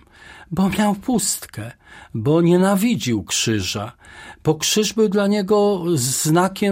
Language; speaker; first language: Polish; native; Polish